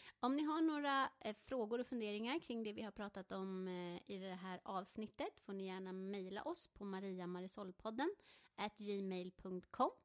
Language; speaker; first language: Swedish; native; Swedish